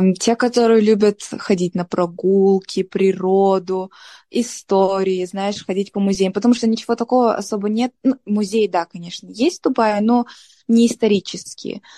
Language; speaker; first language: Russian; non-native, local second language; Tajik